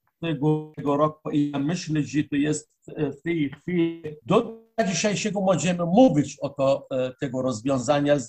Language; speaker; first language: Polish; non-native, fluent; Arabic